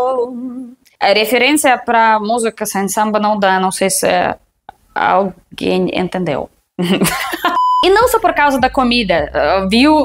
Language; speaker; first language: Portuguese; non-native, fluent; Russian